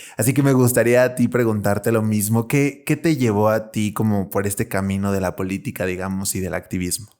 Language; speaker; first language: Spanish; native; Spanish